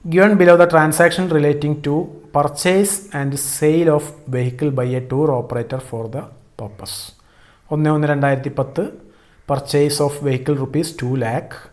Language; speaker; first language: English; non-native, local second language; Malayalam